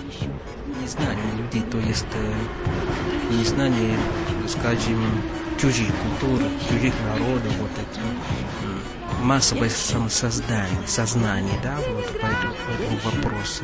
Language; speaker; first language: Russian; non-native, fluent; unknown